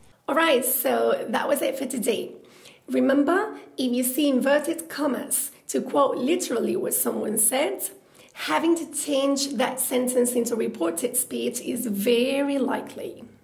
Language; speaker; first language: English; non-native, fluent; Spanish